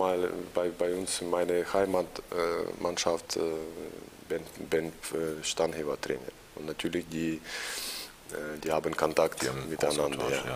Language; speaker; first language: German; non-native, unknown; Russian